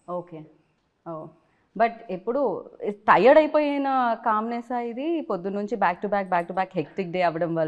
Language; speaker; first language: Telugu; native; Telugu